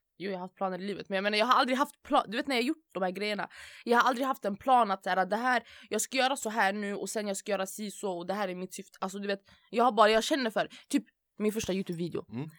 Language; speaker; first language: Swedish; early bilingual, other home language; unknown